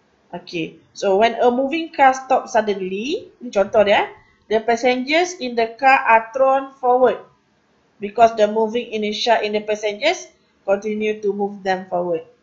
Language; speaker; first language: English; non-native, local second language; Malay